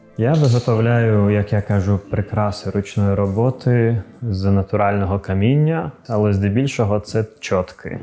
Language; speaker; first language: Ukrainian; non-native, local second language; Crimean Tatar